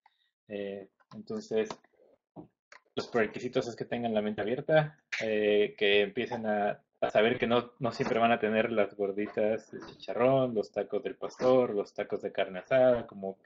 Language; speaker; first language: Spanish; native; Spanish